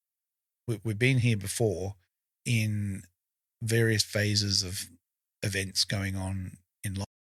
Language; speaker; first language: English; native; English